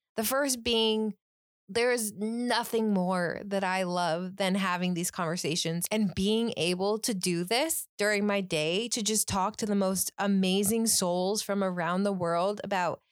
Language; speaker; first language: English; native; English